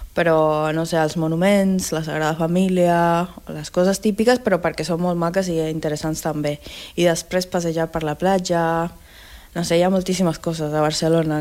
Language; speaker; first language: Catalan; non-native, fluent; Spanish